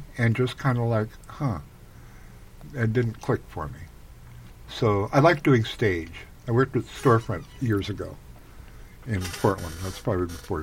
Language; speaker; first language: English; native; English